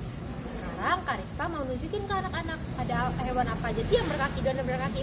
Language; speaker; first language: Indonesian; native; Indonesian